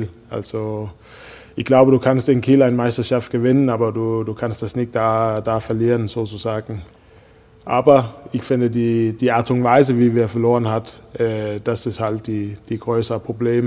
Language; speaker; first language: German; non-native, fluent; Danish